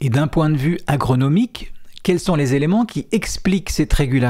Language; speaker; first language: French; native; French